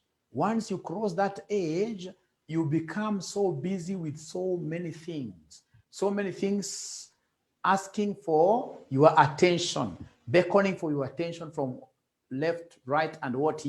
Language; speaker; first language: English; non-native, local second language; Swahili